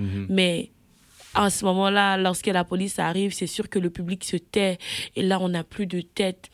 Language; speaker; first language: French; native; French